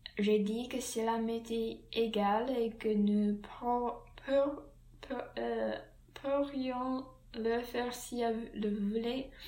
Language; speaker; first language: French; non-native, learner; English